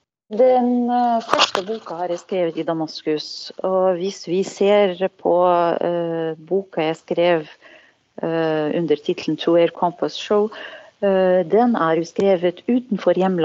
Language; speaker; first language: Norwegian; non-native, fluent; Arabic